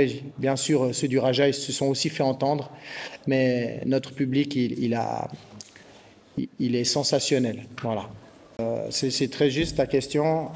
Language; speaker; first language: French; native; French